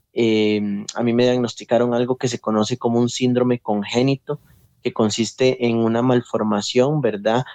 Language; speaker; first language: Spanish; native; Spanish